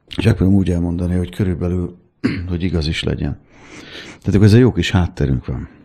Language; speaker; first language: Hungarian; native; Hungarian